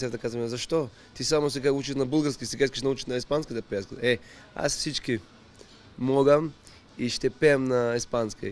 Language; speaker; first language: Bulgarian; non-native, learner; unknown